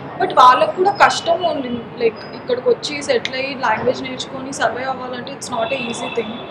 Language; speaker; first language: Telugu; non-native, local second language; Marathi